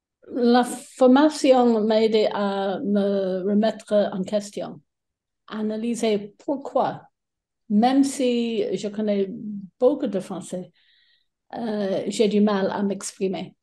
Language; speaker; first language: French; non-native, fluent; English